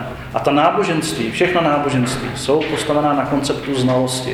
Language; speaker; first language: Czech; native; Czech